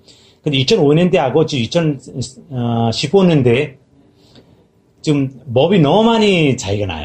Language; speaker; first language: Korean; non-native, fluent; Nepali